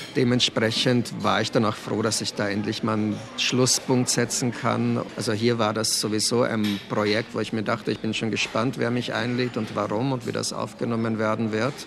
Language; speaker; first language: German; early bilingual, other home language; Czech